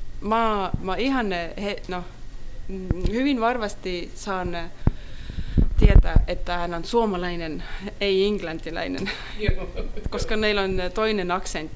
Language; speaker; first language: Finnish; non-native, learner; Estonian